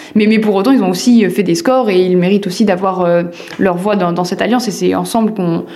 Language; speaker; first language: French; native; French